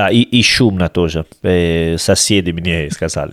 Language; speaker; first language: Russian; non-native, learner; Italian